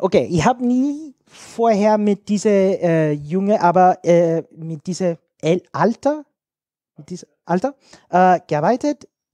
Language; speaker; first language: German; non-native, learner; English